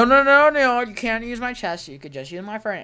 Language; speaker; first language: English; native; English